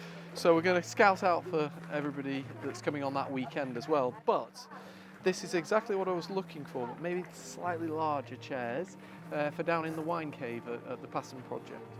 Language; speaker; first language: English; native; English